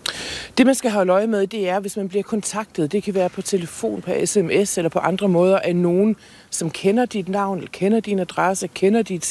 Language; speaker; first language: Danish; native; Danish